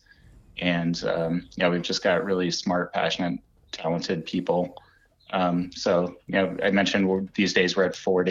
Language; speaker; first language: English; native; English